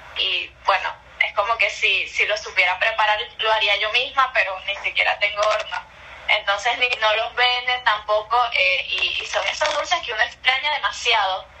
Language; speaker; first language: Spanish; native; Spanish